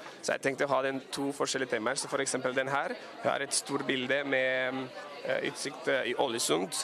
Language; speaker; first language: Norwegian; non-native, fluent; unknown